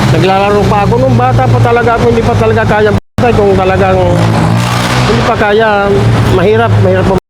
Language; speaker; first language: Filipino; native; Filipino